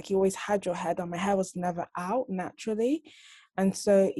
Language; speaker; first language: English; native; English